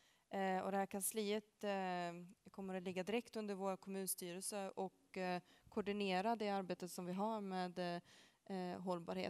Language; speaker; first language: Swedish; native; Swedish